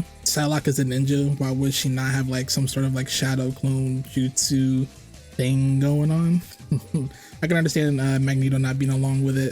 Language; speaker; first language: English; native; English